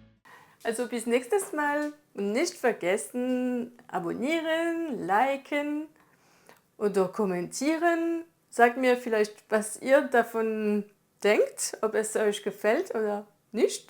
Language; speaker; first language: German; non-native, fluent; French